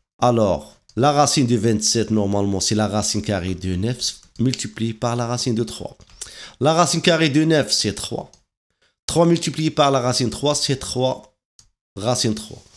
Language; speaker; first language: French; non-native, local second language; Arabic